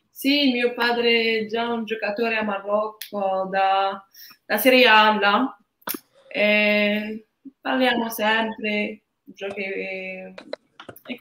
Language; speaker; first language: Italian; non-native, learner; Arabic